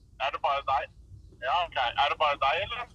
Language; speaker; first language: Norwegian; non-native, learner; Thai